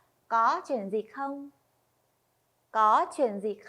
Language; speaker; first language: Vietnamese; non-native, fluent; Korean